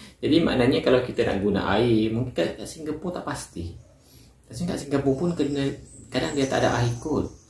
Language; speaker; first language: Malay; native; Malay